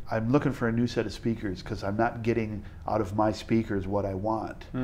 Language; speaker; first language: English; native; English